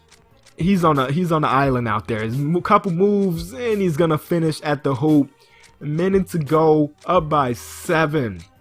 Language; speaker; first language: English; native; English